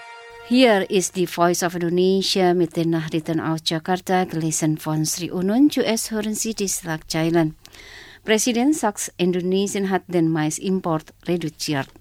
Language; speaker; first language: German; non-native, fluent; Indonesian